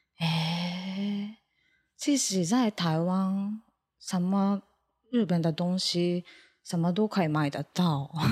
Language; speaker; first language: Chinese; non-native, fluent; Japanese